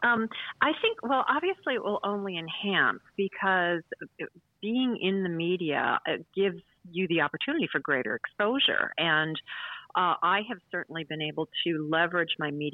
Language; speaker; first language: English; native; English